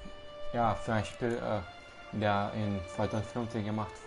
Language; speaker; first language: German; non-native, fluent; Romanian